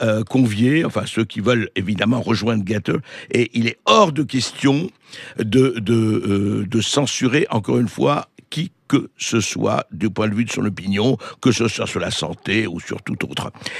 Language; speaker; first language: French; native; French